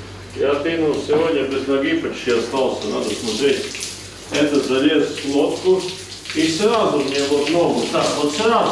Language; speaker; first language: Russian; non-native, local second language; Latvian